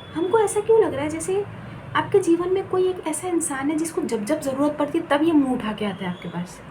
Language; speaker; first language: Hindi; non-native, local second language; Bangla